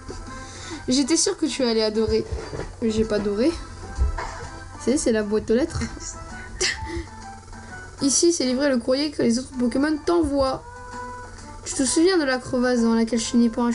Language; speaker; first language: French; native; French